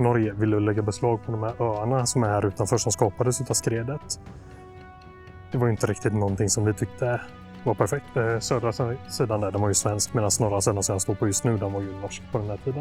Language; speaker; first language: Swedish; native; Swedish